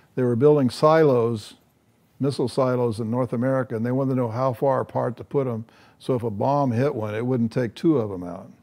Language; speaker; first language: English; native; English